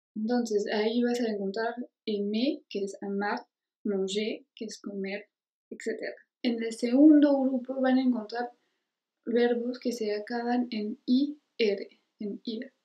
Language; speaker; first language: Spanish; non-native, fluent; French